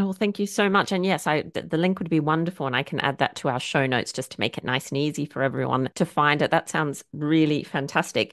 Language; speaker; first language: English; native; English